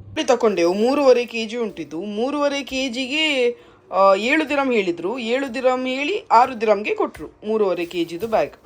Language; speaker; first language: Kannada; native; Kannada